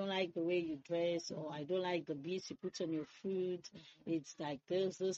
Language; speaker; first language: English; non-native, local second language; Krio